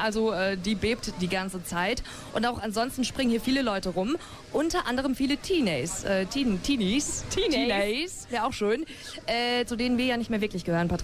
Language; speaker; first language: German; native; German